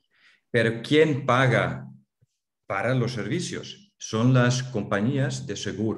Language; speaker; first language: Spanish; non-native, fluent; Dutch